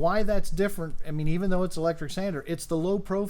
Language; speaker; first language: English; native; English